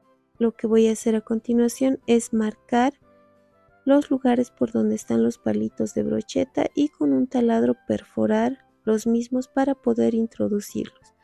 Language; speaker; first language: Spanish; native; Spanish